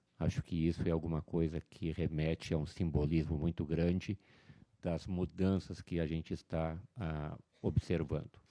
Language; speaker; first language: Portuguese; native; Portuguese